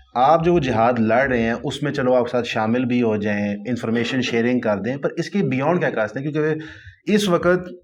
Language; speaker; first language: Urdu; native; Urdu